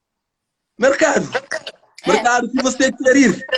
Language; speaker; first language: Portuguese; non-native, learner; Kabuverdianu